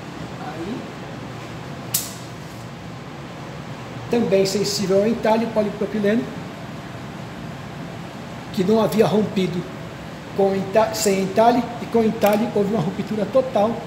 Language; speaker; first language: Portuguese; native; Portuguese